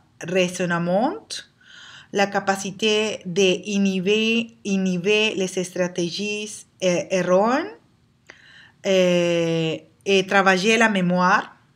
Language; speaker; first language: French; non-native, learner; Spanish